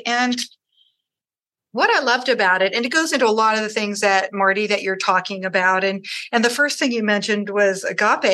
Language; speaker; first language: English; native; English